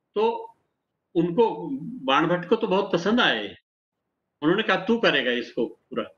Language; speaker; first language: Hindi; native; Hindi